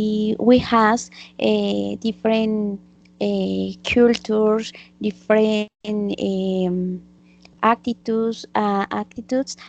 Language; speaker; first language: English; non-native, learner; Spanish